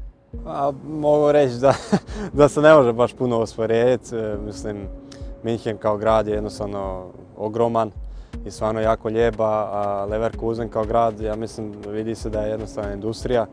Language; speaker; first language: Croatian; early bilingual, heritage; Croatian